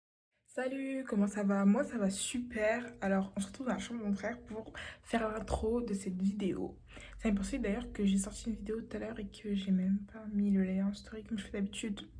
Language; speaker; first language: French; native; French